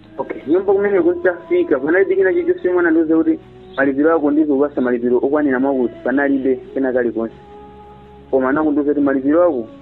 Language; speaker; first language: Nyanja; native; Nyanja